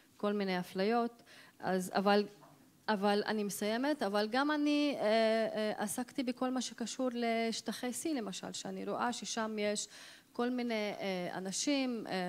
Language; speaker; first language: Hebrew; non-native, local second language; Arabic